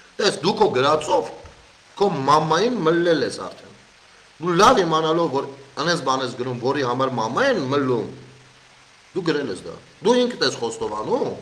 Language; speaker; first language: Armenian; native; Armenian